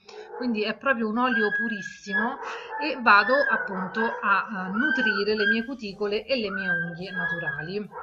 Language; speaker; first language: Italian; native; Italian